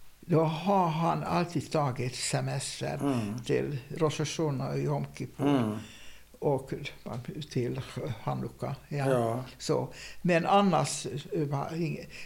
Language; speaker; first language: Swedish; non-native, fluent; Hungarian